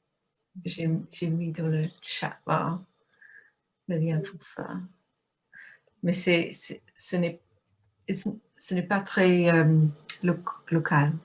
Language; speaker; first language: French; non-native, fluent; English